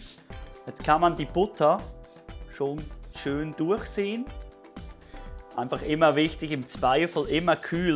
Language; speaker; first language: German; native; German